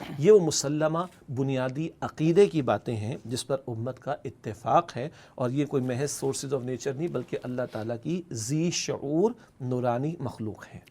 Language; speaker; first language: Urdu; native; Urdu